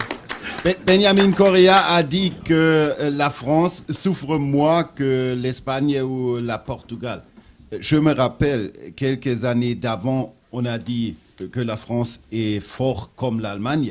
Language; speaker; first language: French; non-native, learner; German